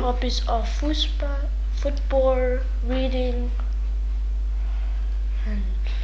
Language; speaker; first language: English; non-native, learner; German